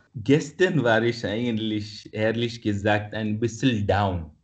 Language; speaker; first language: German; non-native, fluent; Kannada